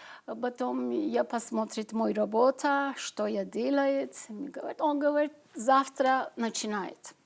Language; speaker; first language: Russian; non-native, learner; Turkish